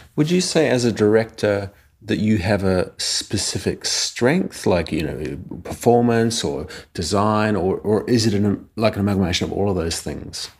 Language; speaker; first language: English; native; English